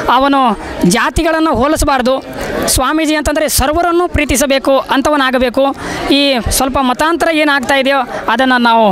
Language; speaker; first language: Kannada; non-native, local second language; Lambadi